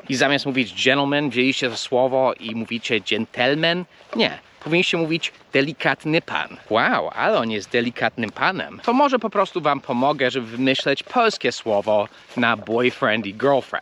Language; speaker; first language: Polish; early bilingual, heritage; English